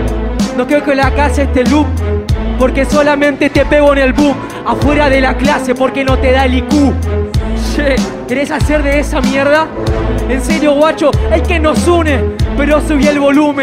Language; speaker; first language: Spanish; native; Spanish